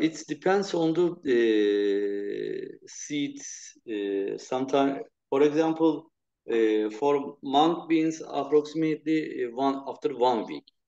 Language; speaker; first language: English; non-native, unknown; Turkish